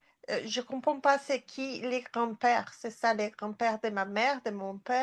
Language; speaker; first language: French; non-native, fluent; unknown